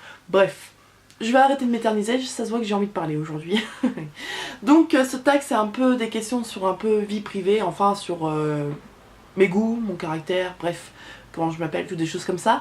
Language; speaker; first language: French; native; French